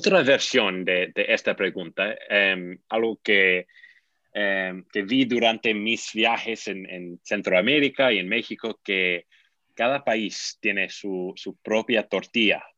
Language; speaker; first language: Spanish; non-native, fluent; English